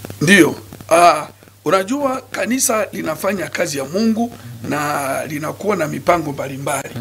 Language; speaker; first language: Swahili; non-native, local second language; Nande